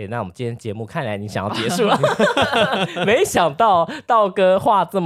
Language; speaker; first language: Chinese; native; Chinese